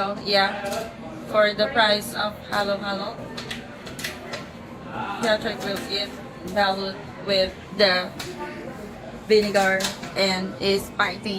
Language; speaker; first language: English; non-native, local second language; Filipino